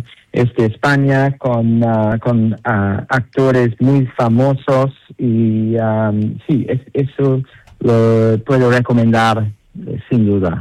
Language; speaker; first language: Spanish; non-native, learner; English